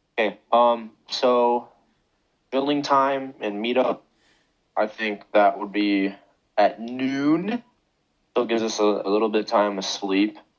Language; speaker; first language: English; native; English